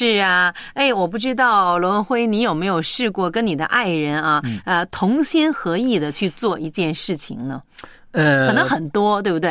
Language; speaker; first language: Chinese; native; Chinese